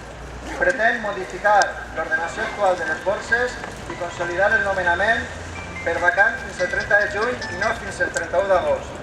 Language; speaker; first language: Catalan; native; Catalan